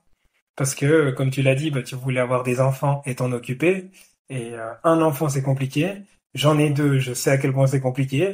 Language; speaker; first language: French; native; French